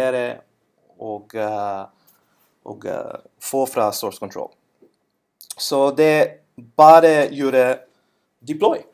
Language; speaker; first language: Norwegian; non-native, learner; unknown